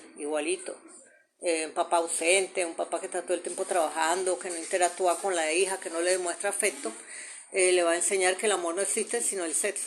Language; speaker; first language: Spanish; native; Spanish